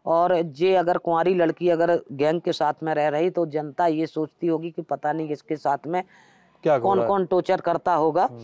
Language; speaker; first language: Hindi; native; Hindi